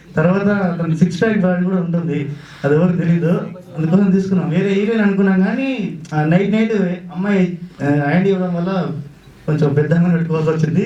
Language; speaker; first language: Telugu; native; Telugu